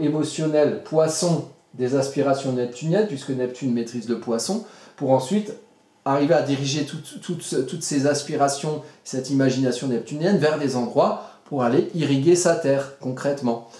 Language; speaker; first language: French; native; French